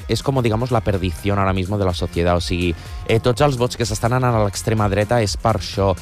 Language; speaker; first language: Catalan; non-native, local second language; Spanish